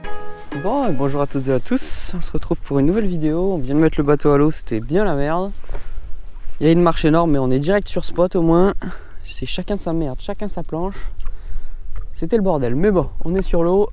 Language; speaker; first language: French; native; French